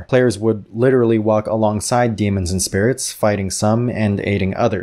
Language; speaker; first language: English; native; English